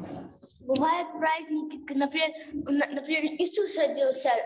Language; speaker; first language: Russian; early bilingual, heritage; Russian